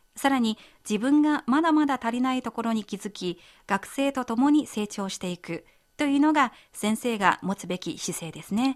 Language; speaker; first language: Japanese; non-native, fluent; Chinese